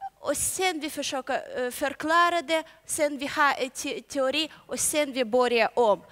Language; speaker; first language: Swedish; non-native, learner; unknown